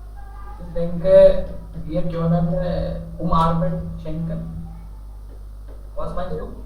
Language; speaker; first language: German; non-native, learner; Hindi